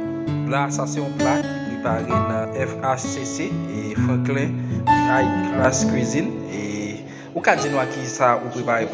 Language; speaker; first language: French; non-native, learner; Haitian Creole